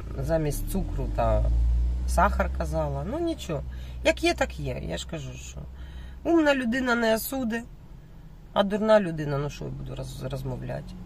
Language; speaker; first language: Ukrainian; non-native, local second language; Russian